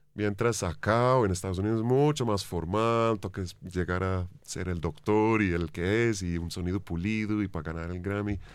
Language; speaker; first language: Spanish; non-native, fluent; English